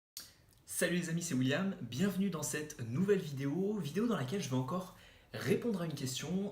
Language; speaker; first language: French; native; French